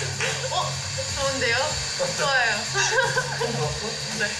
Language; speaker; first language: Korean; non-native, fluent; Thai